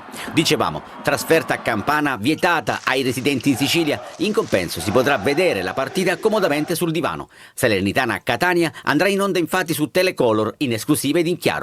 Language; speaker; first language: Italian; native; Italian